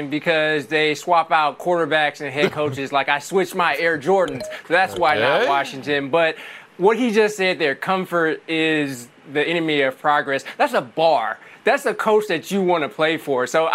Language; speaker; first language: English; native; English